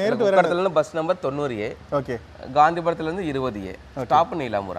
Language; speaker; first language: Malayalam; non-native, learner; Tamil